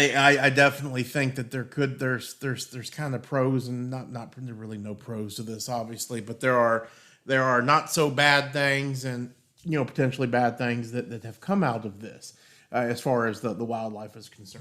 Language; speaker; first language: English; native; English